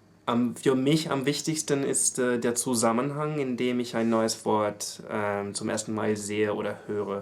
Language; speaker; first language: German; non-native, fluent; English